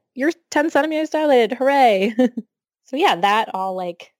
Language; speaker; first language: English; native; English